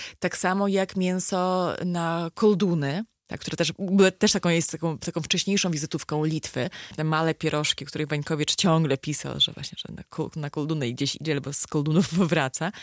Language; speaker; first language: Polish; native; Polish